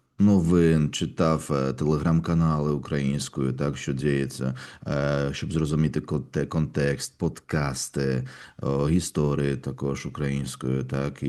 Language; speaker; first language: Ukrainian; non-native, fluent; Russian